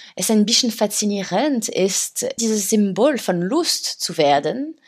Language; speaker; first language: German; non-native, fluent; French